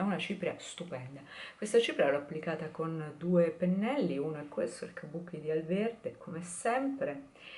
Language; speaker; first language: Italian; native; Italian